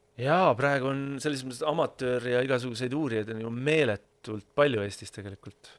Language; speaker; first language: Estonian; native; Estonian